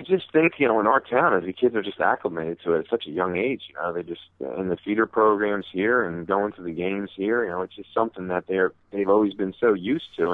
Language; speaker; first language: English; native; English